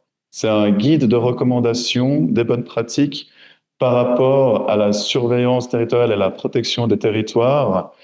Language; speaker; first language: French; native; French